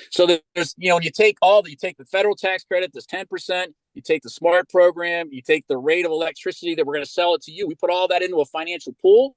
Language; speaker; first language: English; native; English